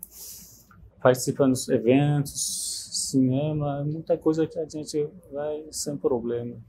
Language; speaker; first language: Portuguese; non-native, learner; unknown